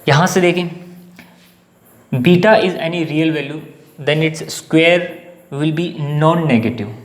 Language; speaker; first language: Hindi; native; Hindi